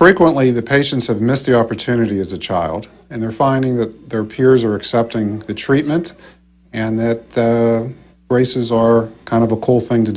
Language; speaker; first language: English; native; English